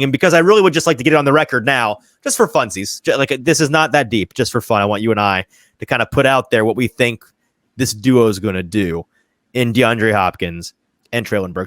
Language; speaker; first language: English; native; English